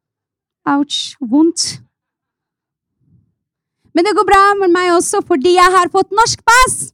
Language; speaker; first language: Norwegian; non-native, fluent; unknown